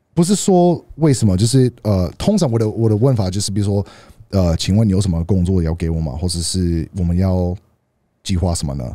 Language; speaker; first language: Chinese; non-native, fluent; English